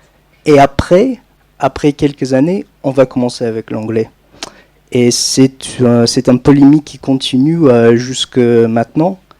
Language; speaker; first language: French; non-native, fluent; English